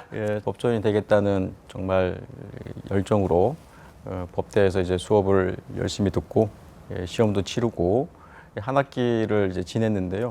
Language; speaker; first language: Korean; native; Korean